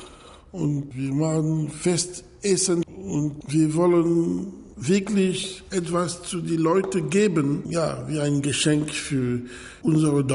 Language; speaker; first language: German; non-native, learner; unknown